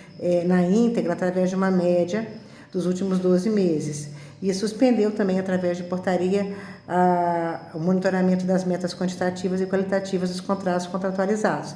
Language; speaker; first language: Portuguese; native; Portuguese